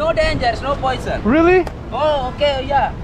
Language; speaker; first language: English; non-native, learner; Sinhala